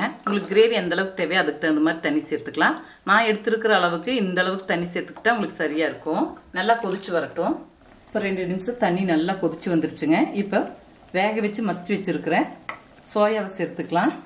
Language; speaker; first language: Tamil; native; Tamil